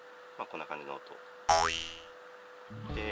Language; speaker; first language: Japanese; native; Japanese